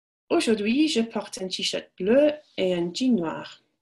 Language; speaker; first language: French; non-native, fluent; English